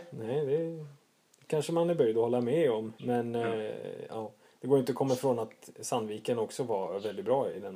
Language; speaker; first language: Swedish; native; Swedish